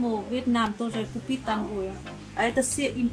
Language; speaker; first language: Russian; non-native, learner; Vietnamese